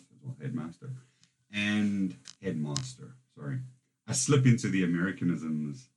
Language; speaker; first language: English; native; English